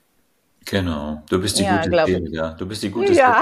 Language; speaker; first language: German; native; German